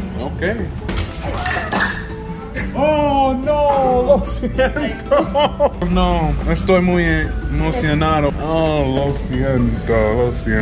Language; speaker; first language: Spanish; non-native, learner; English